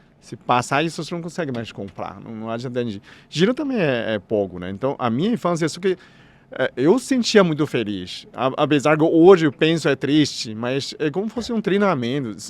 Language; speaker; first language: Portuguese; non-native, fluent; Chinese